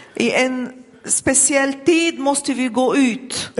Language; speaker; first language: Swedish; non-native, fluent; Arabic